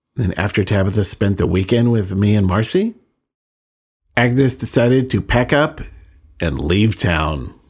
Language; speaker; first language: English; native; English